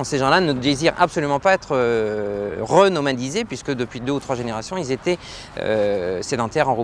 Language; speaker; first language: French; native; French